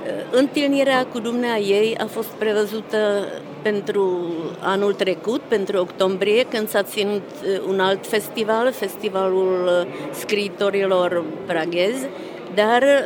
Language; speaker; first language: Romanian; non-native, fluent; Czech